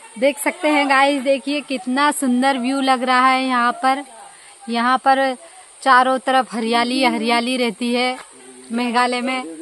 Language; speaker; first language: Hindi; native; Hindi